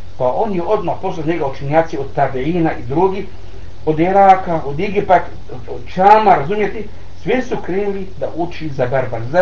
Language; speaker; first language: Bosnian; non-native, learner; Arabic